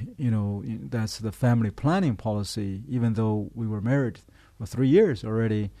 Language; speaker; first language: English; non-native, fluent; Chinese